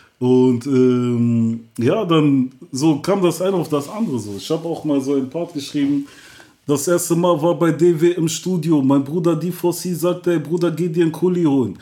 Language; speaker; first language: German; early bilingual, other home language; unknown